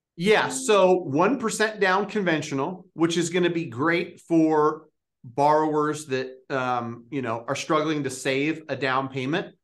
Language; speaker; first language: English; native; English